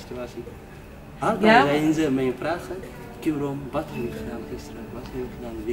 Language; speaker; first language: Dutch; non-native, learner; Tigrinya